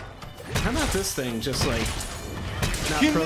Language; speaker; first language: English; native; English